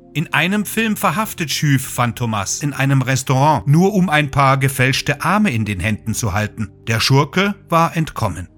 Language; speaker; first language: German; native; German